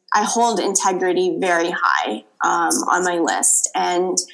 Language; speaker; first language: English; native; English